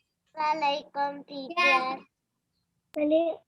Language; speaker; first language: English; non-native, learner; Urdu